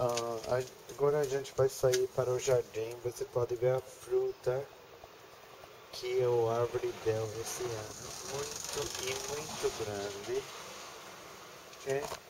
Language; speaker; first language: Portuguese; non-native, learner; English